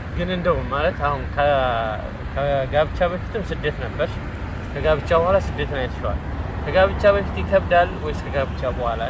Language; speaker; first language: Amharic; native; Amharic